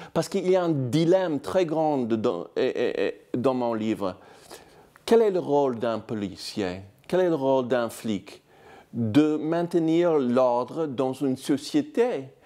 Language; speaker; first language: French; non-native, fluent; English